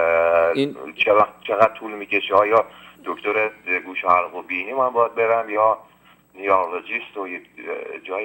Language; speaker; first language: Persian; early bilingual, heritage; Persian